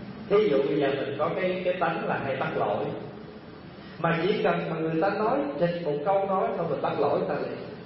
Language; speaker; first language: Vietnamese; native; Vietnamese